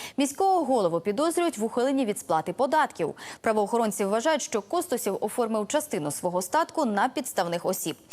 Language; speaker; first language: Ukrainian; native; Ukrainian